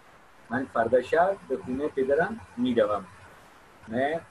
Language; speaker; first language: Persian; non-native, fluent; Urdu